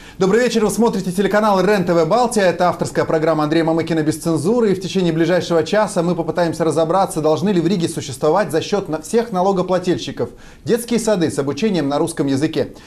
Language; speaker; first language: Russian; native; Russian